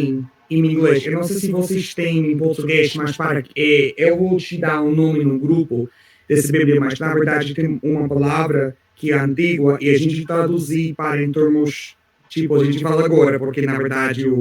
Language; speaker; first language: Portuguese; non-native, learner; English